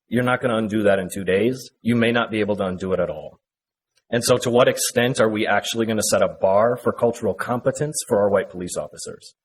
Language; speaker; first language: English; native; English